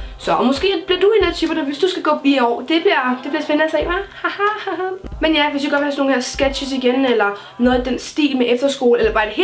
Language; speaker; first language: Danish; native; Danish